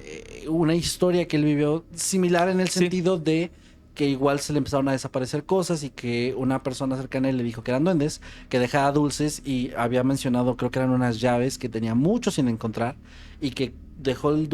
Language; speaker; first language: Spanish; native; Spanish